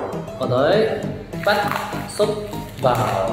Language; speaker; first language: Vietnamese; non-native, learner; Korean